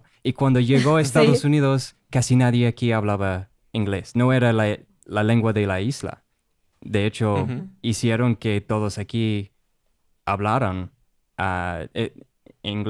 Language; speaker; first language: Spanish; non-native, fluent; English